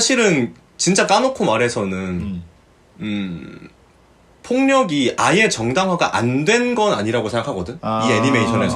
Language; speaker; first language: Korean; native; Korean